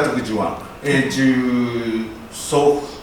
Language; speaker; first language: French; non-native, learner; Japanese